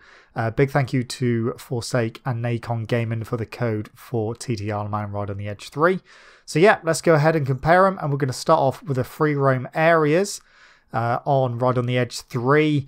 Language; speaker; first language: English; native; English